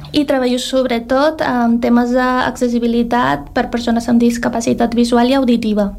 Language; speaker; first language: Catalan; early bilingual, other home language; Spanish